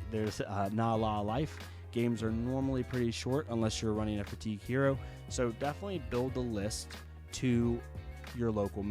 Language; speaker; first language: English; native; English